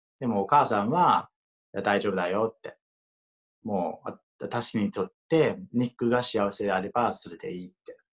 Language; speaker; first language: Japanese; non-native, fluent; English